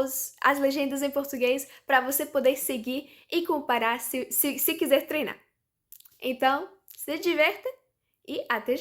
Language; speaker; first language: Portuguese; non-native, fluent; French